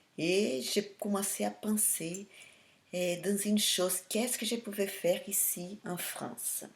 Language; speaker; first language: French; non-native, fluent; Portuguese